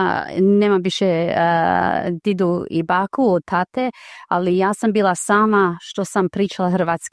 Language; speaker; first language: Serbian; early bilingual, heritage; Croatian